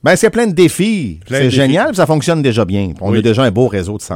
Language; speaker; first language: French; native; French